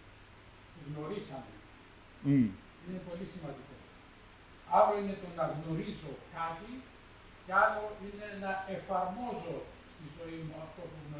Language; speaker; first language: Greek; native; Greek